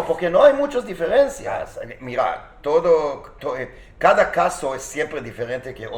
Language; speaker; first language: Spanish; non-native, fluent; Hebrew